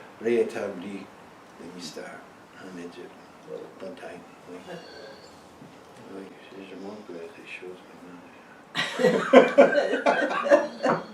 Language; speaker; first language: French; early bilingual, heritage; French